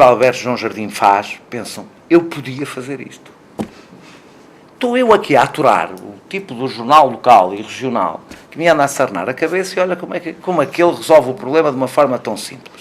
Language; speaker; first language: Portuguese; native; Portuguese